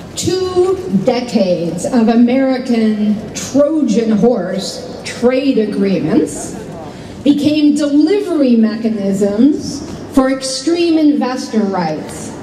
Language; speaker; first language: English; native; English